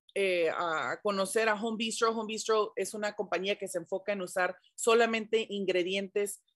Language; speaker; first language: Spanish; early bilingual, heritage; Spanish